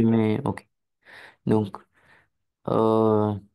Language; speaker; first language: French; non-native, learner; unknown